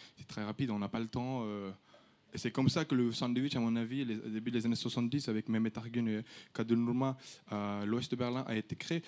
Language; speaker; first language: French; early bilingual, other home language; Turkish